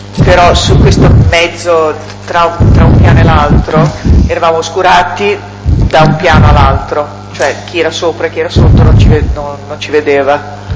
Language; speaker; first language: Italian; native; Italian